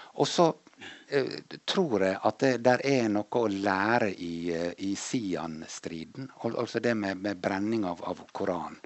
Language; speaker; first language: Norwegian; native; Norwegian